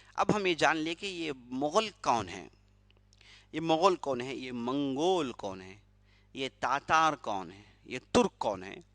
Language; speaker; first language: Urdu; native; Urdu